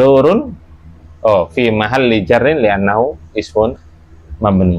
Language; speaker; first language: Arabic; non-native, fluent; Indonesian